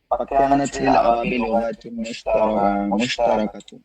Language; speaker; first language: Arabic; non-native, learner; Bangla